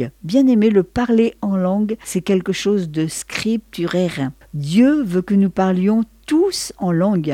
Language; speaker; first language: French; native; French